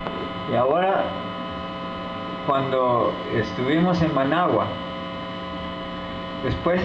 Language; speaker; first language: Spanish; non-native, fluent; English